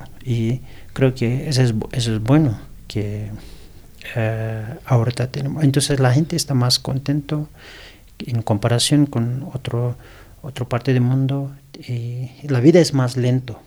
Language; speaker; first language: Spanish; non-native, learner; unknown